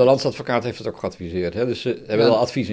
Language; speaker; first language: Dutch; native; Dutch